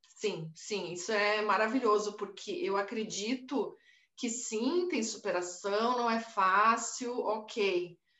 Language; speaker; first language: Portuguese; native; Portuguese